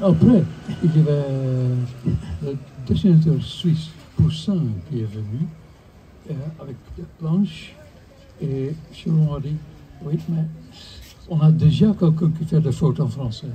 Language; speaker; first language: French; non-native, fluent; Dutch